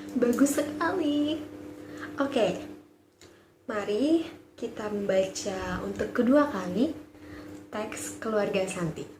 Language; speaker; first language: Indonesian; native; Indonesian